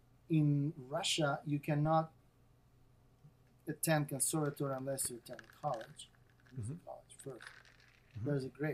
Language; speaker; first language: English; non-native, fluent; Russian